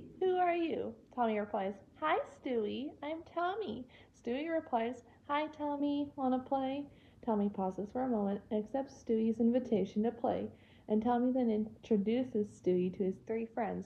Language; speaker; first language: English; native; English